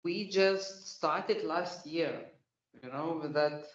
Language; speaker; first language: English; non-native, fluent; Lithuanian